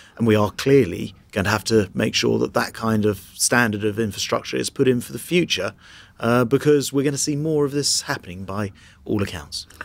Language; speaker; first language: English; native; English